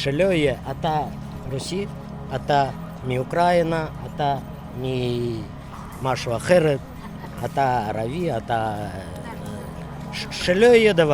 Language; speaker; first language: Hebrew; non-native, learner; Russian